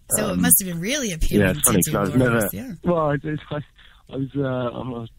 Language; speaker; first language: English; native; English